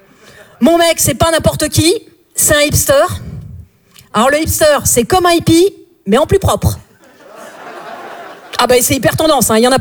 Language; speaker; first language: French; native; French